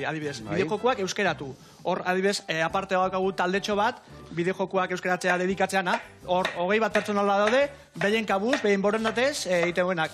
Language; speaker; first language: Basque; native; Basque